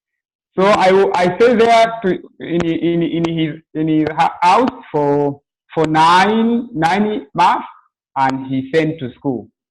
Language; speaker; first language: English; non-native, local second language; Swahili